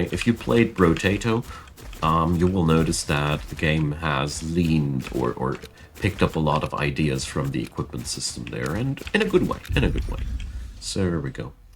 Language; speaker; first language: English; non-native, fluent; German